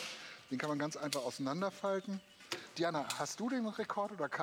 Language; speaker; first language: German; native; German